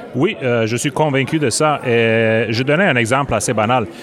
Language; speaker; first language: French; non-native, fluent; Romanian